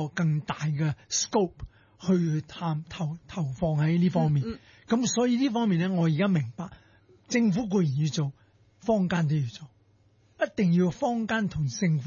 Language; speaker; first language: Cantonese; native; Cantonese